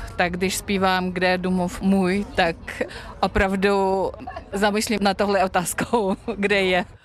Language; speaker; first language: Czech; non-native, fluent; Belarusian